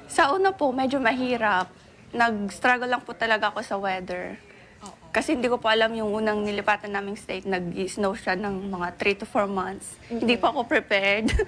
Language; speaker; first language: Filipino; non-native, local second language; Iloko